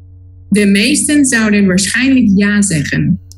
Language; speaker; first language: Dutch; non-native, learner; Spanish